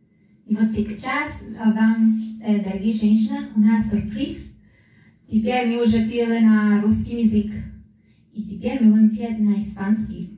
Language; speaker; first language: Russian; non-native, learner; Spanish